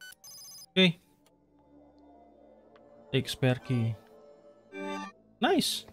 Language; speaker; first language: English; non-native, learner; Indonesian